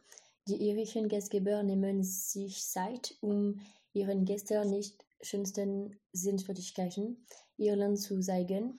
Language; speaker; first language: German; non-native, learner; French